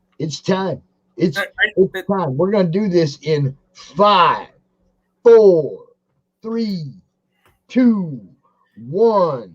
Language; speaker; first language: English; native; English